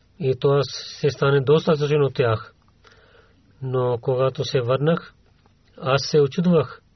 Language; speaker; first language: Bulgarian; non-native, learner; Urdu